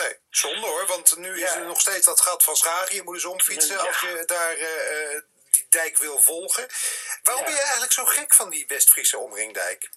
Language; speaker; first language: Dutch; native; Dutch